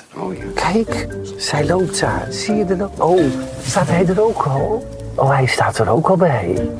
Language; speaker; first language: Dutch; native; Dutch